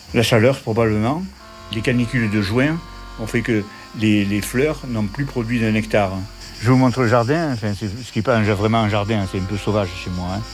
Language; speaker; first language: French; native; French